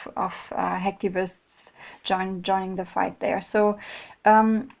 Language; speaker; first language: English; non-native, fluent; German